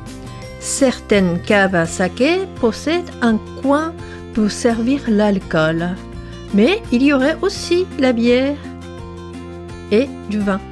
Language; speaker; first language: French; non-native, fluent; Japanese